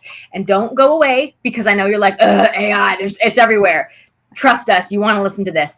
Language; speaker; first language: English; native; English